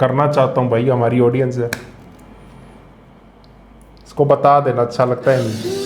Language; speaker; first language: Hindi; native; Hindi